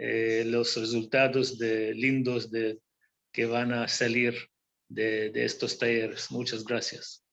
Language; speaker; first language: Spanish; non-native, fluent; Hebrew